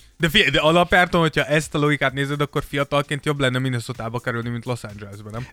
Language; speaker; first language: Hungarian; native; Hungarian